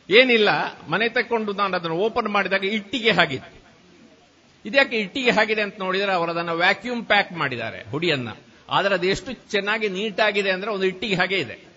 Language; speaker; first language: Kannada; native; Kannada